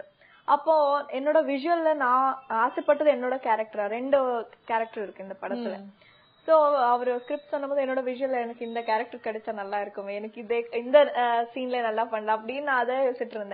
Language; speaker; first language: Tamil; non-native, fluent; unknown